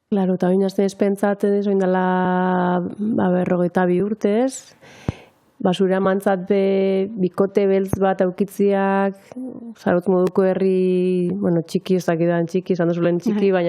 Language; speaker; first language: Basque; native; Basque